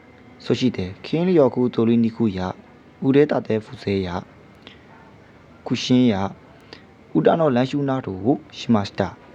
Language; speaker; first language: Japanese; non-native, learner; Burmese